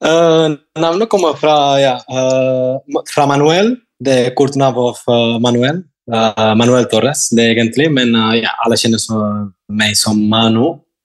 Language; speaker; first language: Norwegian; non-native, fluent; Spanish